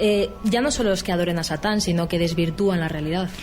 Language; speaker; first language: Spanish; native; Spanish